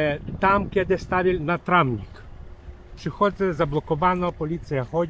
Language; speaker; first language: Polish; non-native, learner; Ukrainian